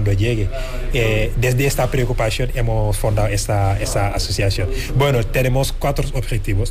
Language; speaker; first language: Spanish; non-native, fluent; Wolof